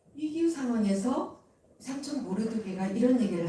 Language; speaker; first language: Korean; native; Korean